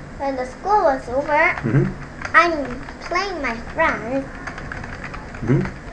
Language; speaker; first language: English; non-native, learner; Korean